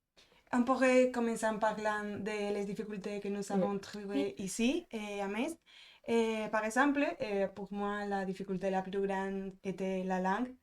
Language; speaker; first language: French; non-native, fluent; Spanish